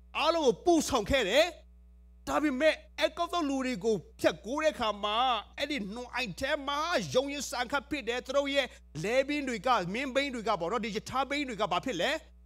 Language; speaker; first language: Burmese; non-native, local second language; Hakha Chin